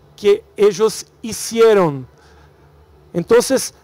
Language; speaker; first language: Spanish; non-native, learner; Portuguese